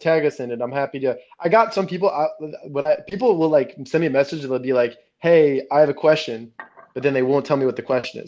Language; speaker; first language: English; native; English